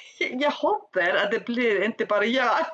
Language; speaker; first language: Swedish; non-native, learner; Icelandic